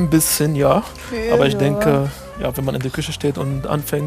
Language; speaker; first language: German; non-native, fluent; Arabic